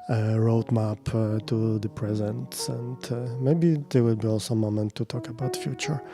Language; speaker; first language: English; non-native, fluent; Polish